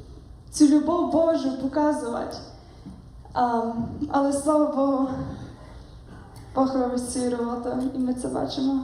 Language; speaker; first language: Ukrainian; early bilingual, heritage; Ukrainian